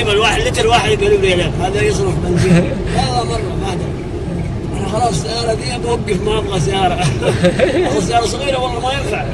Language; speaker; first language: Arabic; non-native, fluent; Indonesian